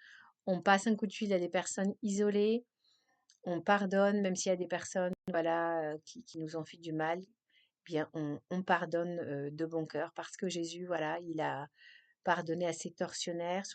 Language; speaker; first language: French; native; French